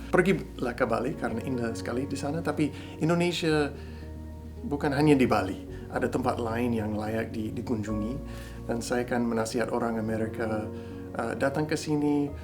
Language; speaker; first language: Indonesian; non-native, fluent; English